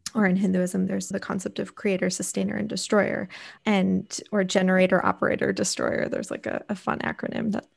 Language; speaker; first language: English; native; English